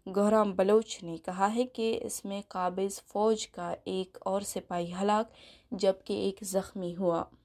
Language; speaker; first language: Urdu; non-native, local second language; Baluchi